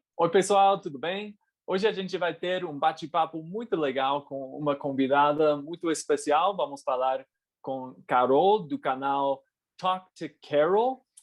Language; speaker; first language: Portuguese; non-native, fluent; English